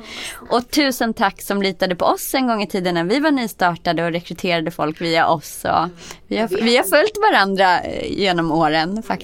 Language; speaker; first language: Swedish; native; Swedish